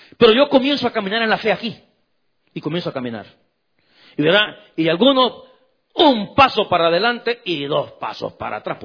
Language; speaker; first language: Spanish; native; Spanish